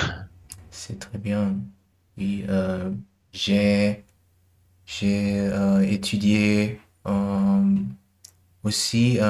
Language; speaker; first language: French; non-native, learner; German